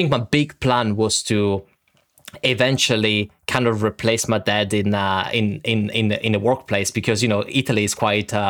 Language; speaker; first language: English; early bilingual, other home language; Italian